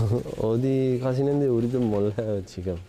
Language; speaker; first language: Korean; non-native, learner; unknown